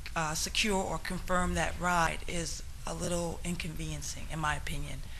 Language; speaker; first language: English; native; English